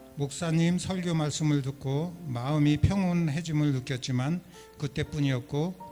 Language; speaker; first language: Korean; native; Korean